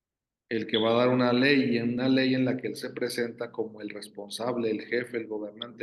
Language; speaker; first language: Spanish; native; Spanish